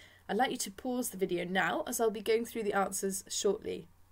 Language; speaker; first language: English; native; English